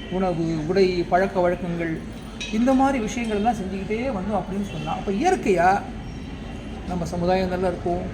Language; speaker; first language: Tamil; non-native, local second language; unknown